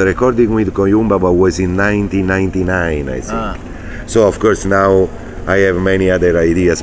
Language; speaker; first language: English; non-native, fluent; Italian